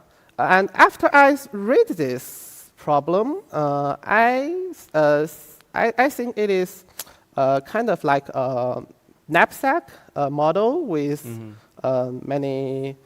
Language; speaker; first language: English; non-native, fluent; Chinese